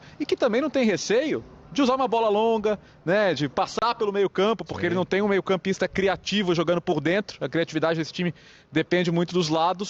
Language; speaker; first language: Portuguese; native; Portuguese